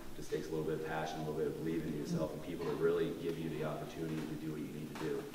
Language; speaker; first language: English; native; English